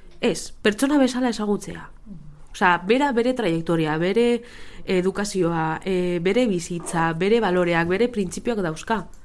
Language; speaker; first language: Basque; non-native, local second language; Spanish